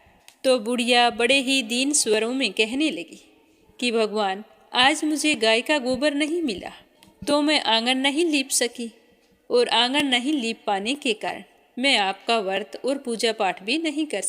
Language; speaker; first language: Hindi; native; Hindi